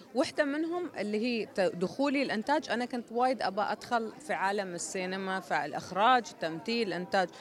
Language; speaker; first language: Arabic; native; Arabic